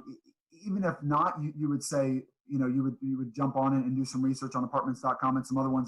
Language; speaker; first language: English; native; English